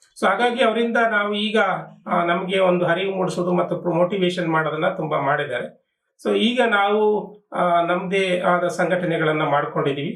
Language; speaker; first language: Kannada; non-native, local second language; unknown